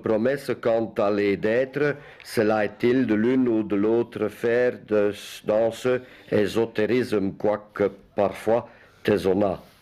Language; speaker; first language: French; non-native, local second language; Dutch